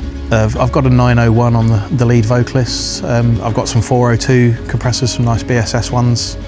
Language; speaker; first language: English; native; English